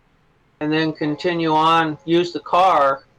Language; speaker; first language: English; native; English